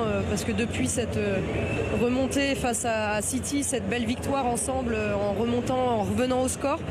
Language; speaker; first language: French; native; French